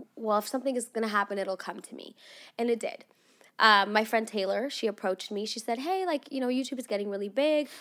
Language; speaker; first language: English; non-native, fluent; Russian